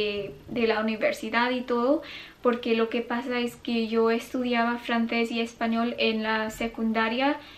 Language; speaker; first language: Spanish; non-native, fluent; English